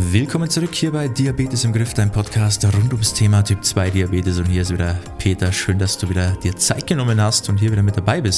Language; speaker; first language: German; native; German